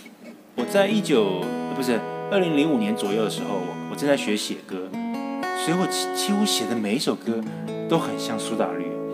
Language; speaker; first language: Chinese; native; Chinese